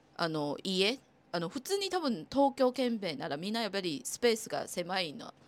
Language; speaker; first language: Japanese; non-native, fluent; Chinese